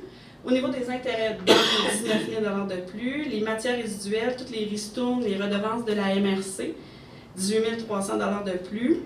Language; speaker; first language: French; native; French